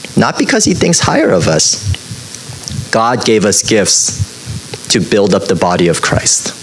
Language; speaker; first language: English; native; English